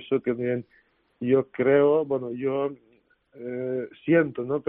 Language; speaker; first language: Spanish; non-native, fluent; Ukrainian